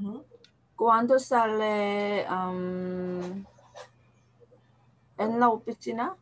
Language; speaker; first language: Spanish; non-native, learner; Korean